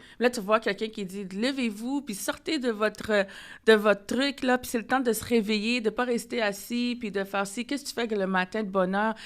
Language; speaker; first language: French; native; French